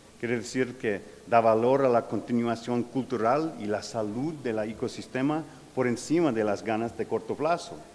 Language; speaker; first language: Spanish; non-native, learner; English